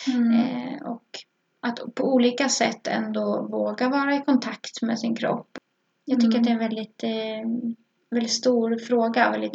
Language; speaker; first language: Swedish; native; Swedish